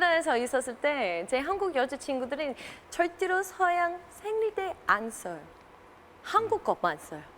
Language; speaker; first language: Korean; non-native, fluent; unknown